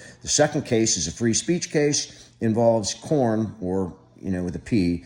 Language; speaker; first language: English; native; English